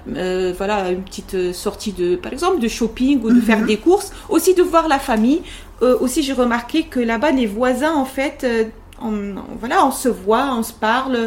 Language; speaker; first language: French; non-native, local second language; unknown